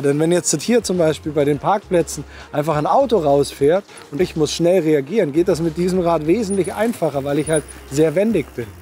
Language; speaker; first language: German; native; German